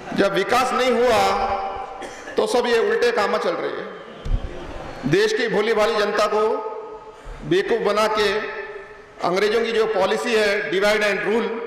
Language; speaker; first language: Hindi; non-native, local second language; Punjabi